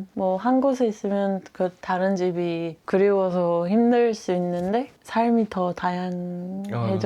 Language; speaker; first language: Korean; non-native, fluent; Dutch